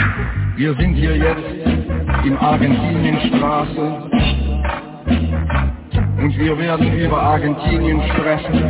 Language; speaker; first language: German; non-native, learner; Dutch